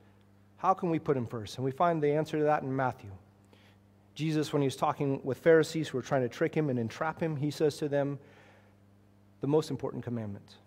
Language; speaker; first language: English; native; English